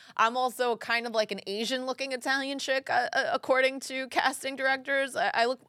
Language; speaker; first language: English; early bilingual, other home language; Italian